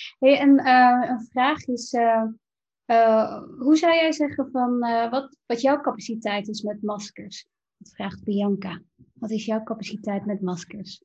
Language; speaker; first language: Dutch; native; Dutch